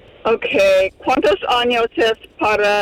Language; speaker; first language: Spanish; non-native, fluent; English